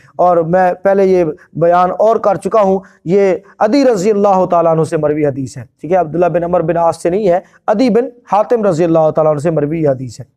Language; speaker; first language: Urdu; non-native, local second language; Punjabi